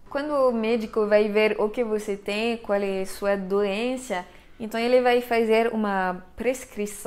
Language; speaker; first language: Portuguese; non-native, fluent; French